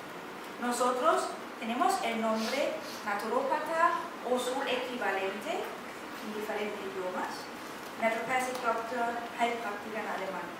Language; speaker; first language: Spanish; non-native, fluent; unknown